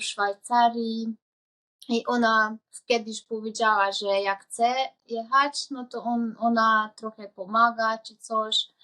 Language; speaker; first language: Polish; non-native, learner; Hungarian